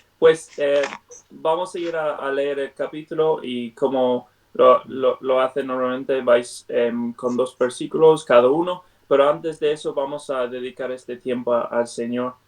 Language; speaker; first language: Spanish; non-native, fluent; English